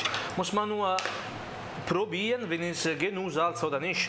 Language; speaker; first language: German; non-native, learner; Italian